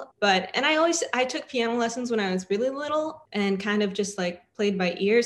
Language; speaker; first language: English; native; English